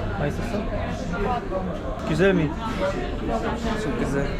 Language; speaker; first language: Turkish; non-native, learner; Korean